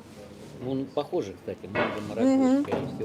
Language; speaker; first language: Russian; native; Russian